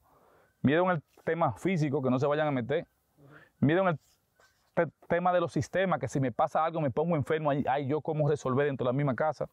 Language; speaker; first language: Spanish; native; Spanish